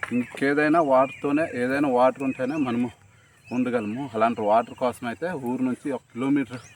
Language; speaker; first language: Telugu; native; Telugu